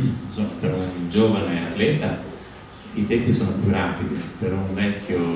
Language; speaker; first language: Italian; native; Italian